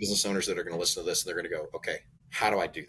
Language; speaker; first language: English; native; English